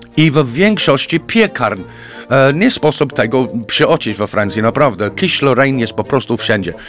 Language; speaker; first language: Polish; non-native, fluent; English